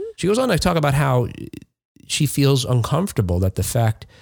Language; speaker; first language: English; native; English